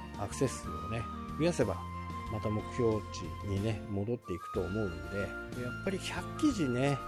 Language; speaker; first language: Japanese; native; Japanese